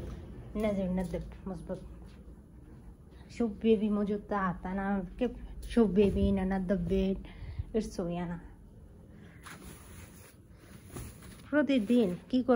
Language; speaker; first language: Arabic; non-native, learner; Bangla